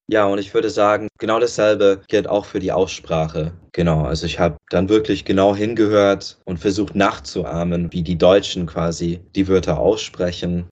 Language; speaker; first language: German; non-native, fluent; English